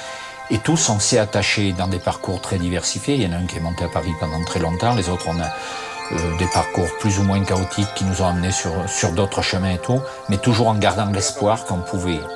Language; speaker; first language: French; native; French